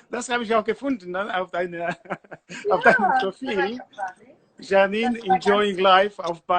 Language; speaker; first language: German; non-native, learner; Polish